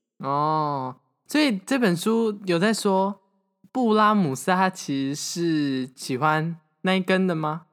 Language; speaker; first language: Chinese; native; Chinese